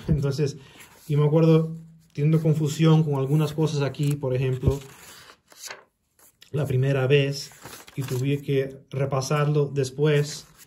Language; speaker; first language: Spanish; early bilingual, heritage; Spanish